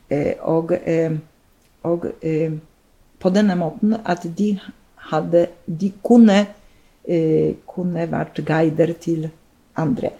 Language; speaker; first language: Norwegian; non-native, fluent; Polish